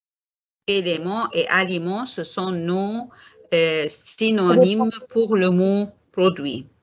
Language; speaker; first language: French; non-native, fluent; Arabic